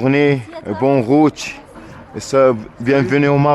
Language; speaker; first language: French; non-native, learner; Arabic